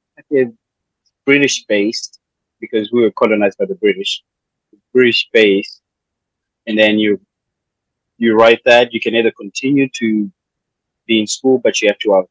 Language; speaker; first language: English; non-native, local second language; Shona